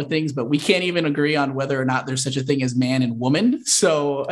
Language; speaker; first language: English; native; English